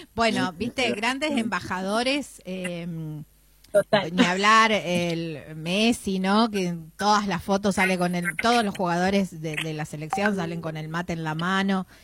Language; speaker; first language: Spanish; native; Spanish